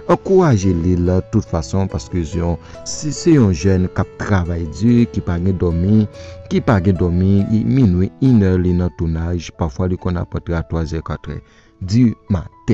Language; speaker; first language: French; non-native, local second language; Haitian Creole